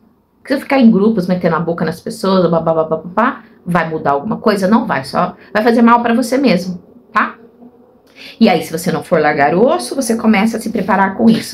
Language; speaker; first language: Portuguese; native; Portuguese